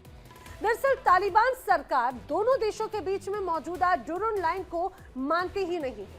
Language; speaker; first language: Hindi; native; Hindi